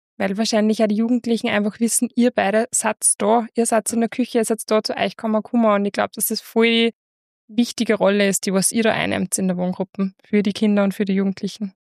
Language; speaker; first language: German; native; German